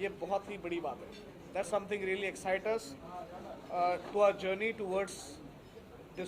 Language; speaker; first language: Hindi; native; Hindi